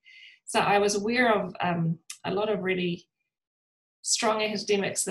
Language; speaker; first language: English; native; English